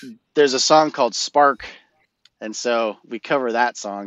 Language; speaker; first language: English; native; English